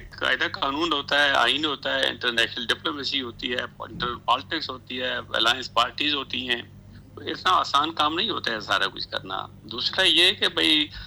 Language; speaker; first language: Urdu; non-native, local second language; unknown